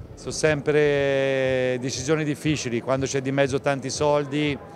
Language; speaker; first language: Italian; native; Italian